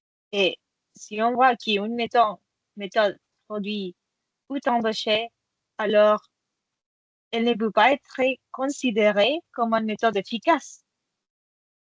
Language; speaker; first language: French; non-native, fluent; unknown